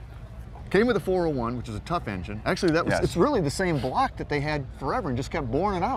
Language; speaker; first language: English; native; English